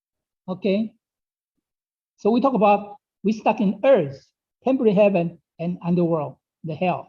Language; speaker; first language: English; non-native, fluent; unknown